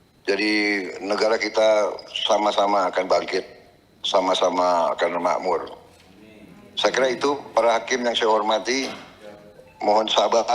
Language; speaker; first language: Indonesian; native; Indonesian